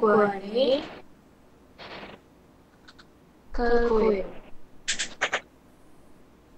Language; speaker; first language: Korean; non-native, learner; Indonesian